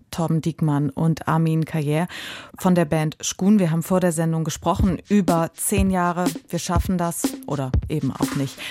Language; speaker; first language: German; native; German